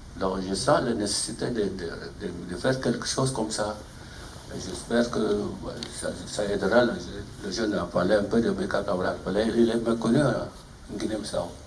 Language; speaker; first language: French; non-native, fluent; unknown